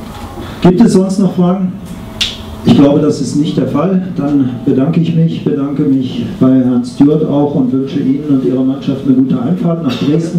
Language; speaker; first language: German; native; German